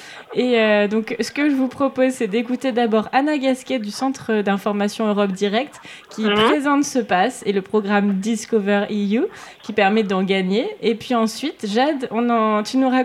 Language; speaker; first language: French; native; French